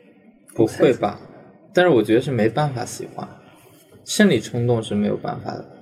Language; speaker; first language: Chinese; native; Chinese